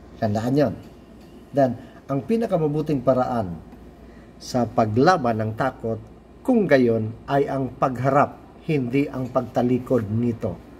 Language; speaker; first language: Filipino; non-native, local second language; Cebuano